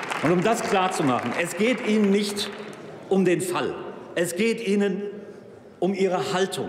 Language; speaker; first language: German; native; German